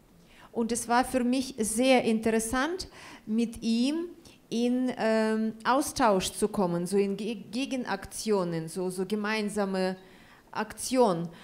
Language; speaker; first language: German; non-native, fluent; Russian